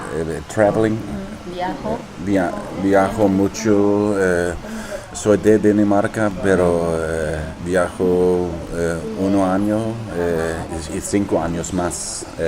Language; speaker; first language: Spanish; non-native, learner; Danish